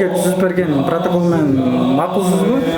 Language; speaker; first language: Kyrgyz; native; Kyrgyz